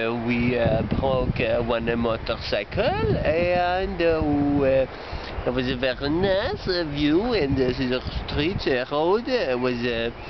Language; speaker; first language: English; non-native, learner; Slovenian